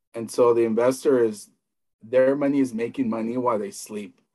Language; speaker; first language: English; native; English